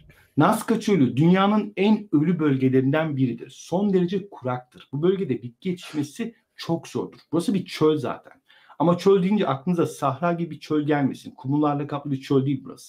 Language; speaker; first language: Turkish; native; Turkish